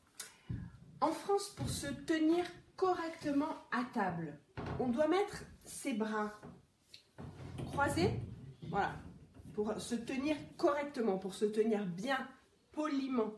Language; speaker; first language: French; native; French